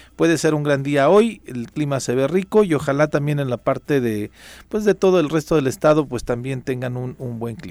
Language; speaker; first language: Spanish; native; Spanish